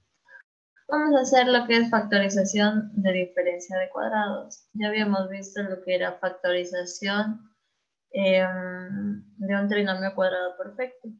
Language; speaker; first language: Spanish; native; Spanish